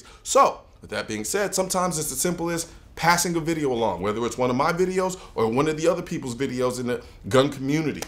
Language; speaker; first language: English; native; English